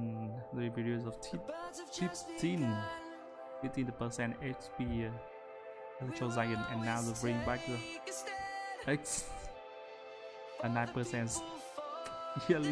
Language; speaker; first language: English; non-native, learner; Vietnamese